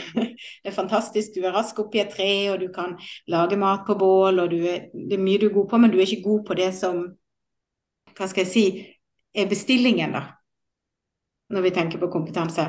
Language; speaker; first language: Norwegian; native; Norwegian